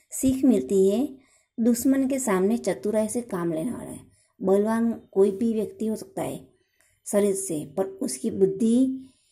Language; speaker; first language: Hindi; non-native, local second language; Gujarati